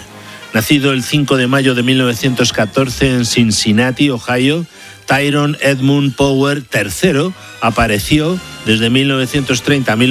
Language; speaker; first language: Spanish; native; Spanish